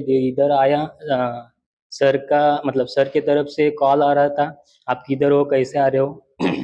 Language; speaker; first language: Hindi; non-native, local second language; Marathi